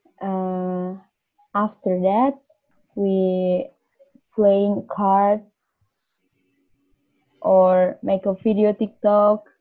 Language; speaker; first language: English; non-native, learner; Indonesian